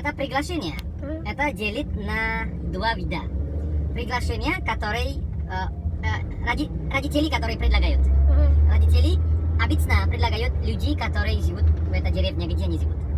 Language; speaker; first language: Russian; non-native, learner; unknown